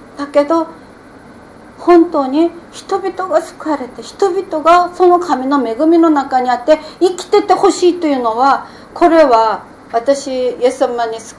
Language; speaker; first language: Japanese; non-native, fluent; Korean